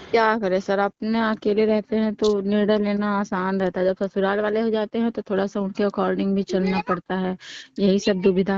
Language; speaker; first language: Hindi; native; Hindi